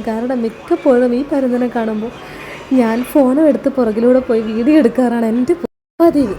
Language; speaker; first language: Malayalam; native; Malayalam